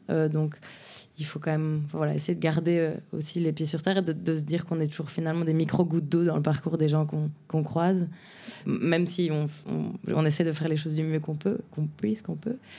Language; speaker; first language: French; native; French